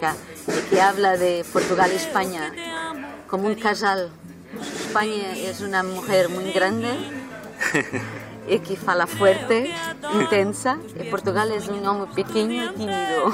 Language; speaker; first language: Spanish; non-native, learner; Portuguese